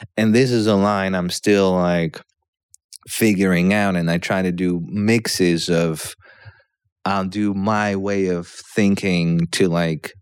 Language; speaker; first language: English; early bilingual, other home language; Polish